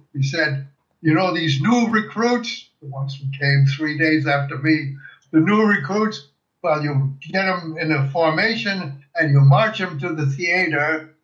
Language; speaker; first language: English; early bilingual, other home language; German